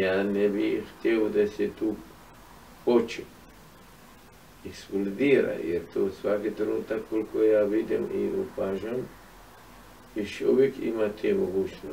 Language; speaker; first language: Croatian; non-native, fluent; Arabic